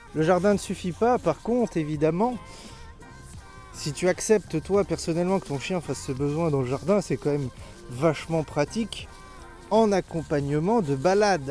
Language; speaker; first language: French; native; French